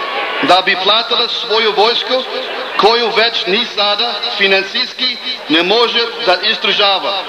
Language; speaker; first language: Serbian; non-native, learner; English